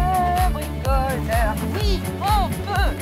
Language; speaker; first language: French; native; French